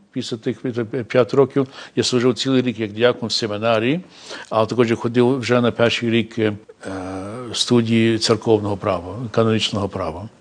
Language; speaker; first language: Ukrainian; early bilingual, heritage; Ukrainian